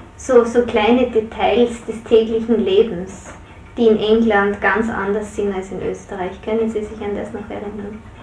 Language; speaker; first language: German; native; German